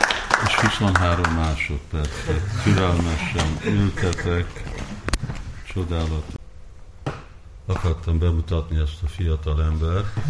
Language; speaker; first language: Hungarian; early bilingual, heritage; Hungarian